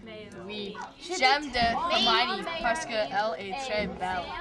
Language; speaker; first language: French; non-native, learner; English